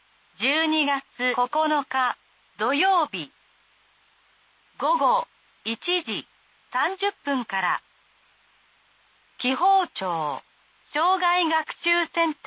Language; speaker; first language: Japanese; native; Japanese